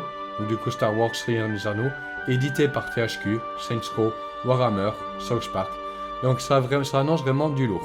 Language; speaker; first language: French; native; French